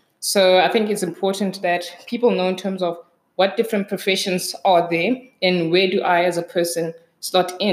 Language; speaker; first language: English; non-native, local second language; Southern Sotho